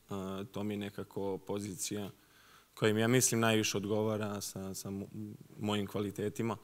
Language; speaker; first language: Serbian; early bilingual, heritage; Serbian